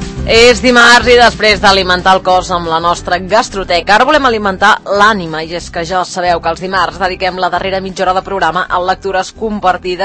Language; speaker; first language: Catalan; native; Catalan